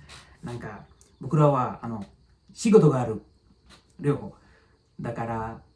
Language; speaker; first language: Japanese; non-native, learner; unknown